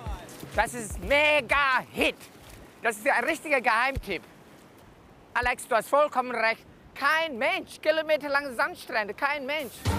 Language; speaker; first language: German; non-native, fluent; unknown